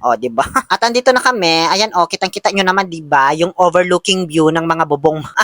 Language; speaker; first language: Filipino; native; Filipino